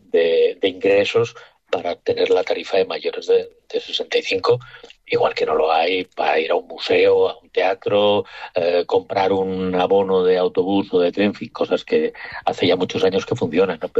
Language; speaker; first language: Spanish; native; Spanish